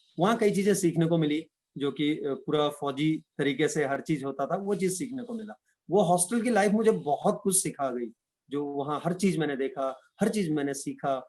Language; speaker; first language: Hindi; non-native, local second language; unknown